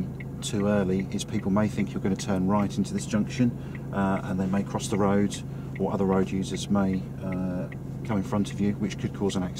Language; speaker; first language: English; native; English